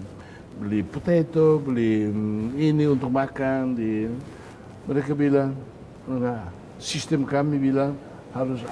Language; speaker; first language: Indonesian; non-native, fluent; Tetum